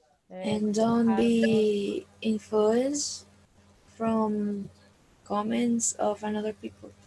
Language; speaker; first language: English; non-native, learner; Spanish